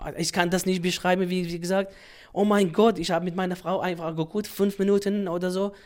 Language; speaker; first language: German; non-native, fluent; Central Kurdish